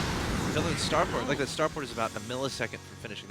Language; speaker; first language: English; native; English